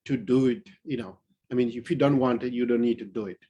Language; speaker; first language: English; non-native, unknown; Newari